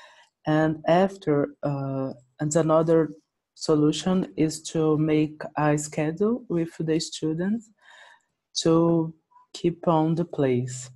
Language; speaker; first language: English; non-native, learner; Portuguese